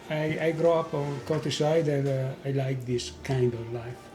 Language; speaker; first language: English; non-native, learner; Italian